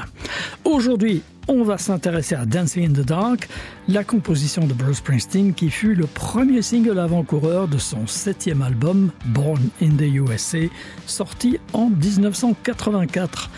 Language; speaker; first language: French; native; French